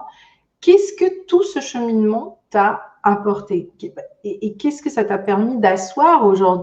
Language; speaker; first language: French; native; French